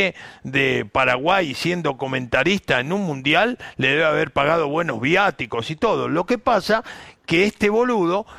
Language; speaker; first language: Spanish; native; Spanish